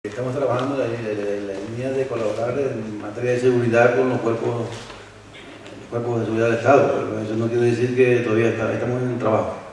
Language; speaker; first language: Spanish; native; Spanish